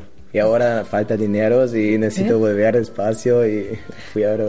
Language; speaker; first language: Spanish; non-native, learner; German